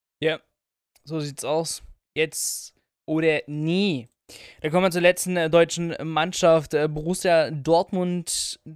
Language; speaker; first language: German; early bilingual, other home language; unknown